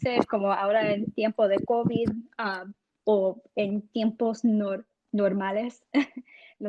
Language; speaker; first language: Spanish; early bilingual, heritage; English